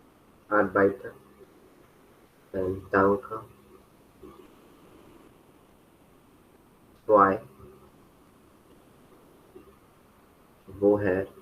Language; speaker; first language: German; non-native, learner; Hindi